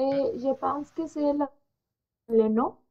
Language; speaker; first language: French; non-native, learner; Spanish